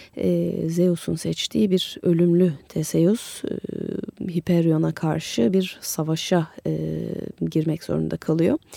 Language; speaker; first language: Turkish; native; Turkish